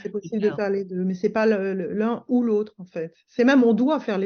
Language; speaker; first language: French; native; French